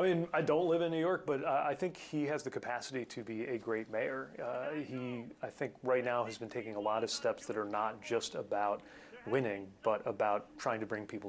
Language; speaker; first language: English; native; English